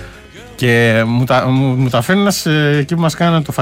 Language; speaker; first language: Greek; native; Greek